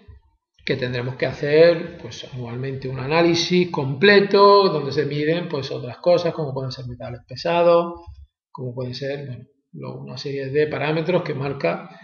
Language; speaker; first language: Spanish; native; Spanish